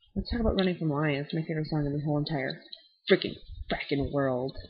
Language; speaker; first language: English; native; English